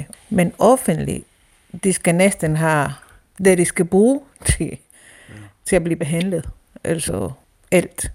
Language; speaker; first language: Danish; non-native, fluent; Spanish